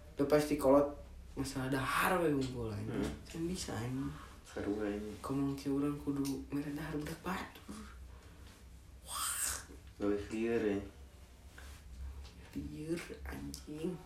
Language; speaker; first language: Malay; non-native, local second language; Sundanese